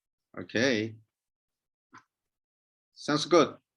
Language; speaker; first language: English; non-native, learner; Chinese